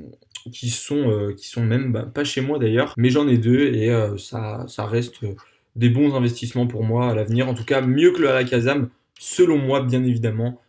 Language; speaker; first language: French; native; French